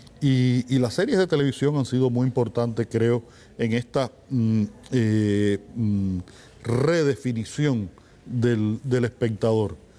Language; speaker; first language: Spanish; native; Spanish